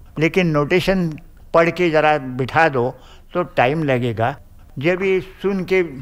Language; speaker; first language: Hindi; non-native, local second language; Marathi